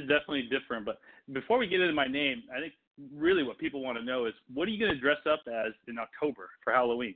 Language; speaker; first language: English; non-native, fluent; Portuguese